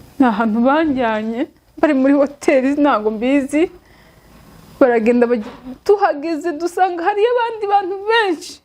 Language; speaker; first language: Kinyarwanda; native; Kinyarwanda